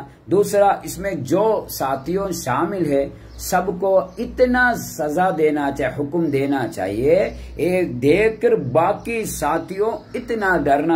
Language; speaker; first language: Hindi; non-native, learner; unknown